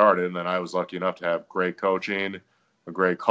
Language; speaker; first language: English; native; English